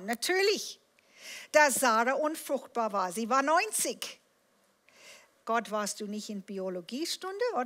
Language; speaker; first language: German; non-native, fluent; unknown